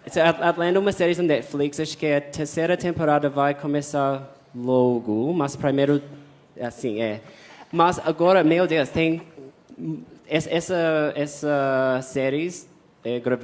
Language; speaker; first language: Portuguese; non-native, fluent; English